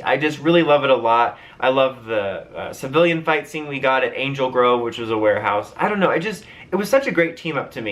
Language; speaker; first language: English; native; English